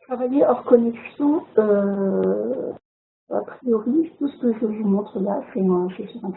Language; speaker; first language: French; native; French